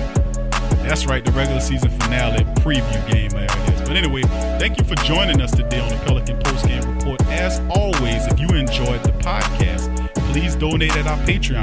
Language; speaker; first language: English; native; English